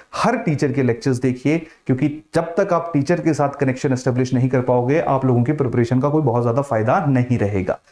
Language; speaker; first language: Hindi; native; Hindi